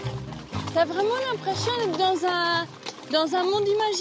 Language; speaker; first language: French; native; French